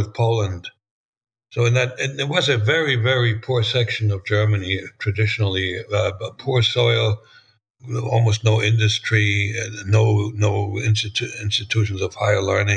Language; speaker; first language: English; non-native, fluent; German